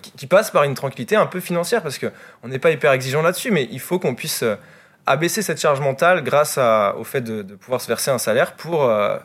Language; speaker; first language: French; native; French